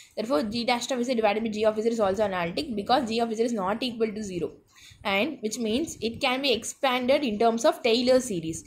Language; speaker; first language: English; non-native, local second language; Tamil